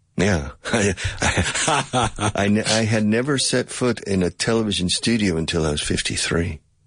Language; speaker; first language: English; native; English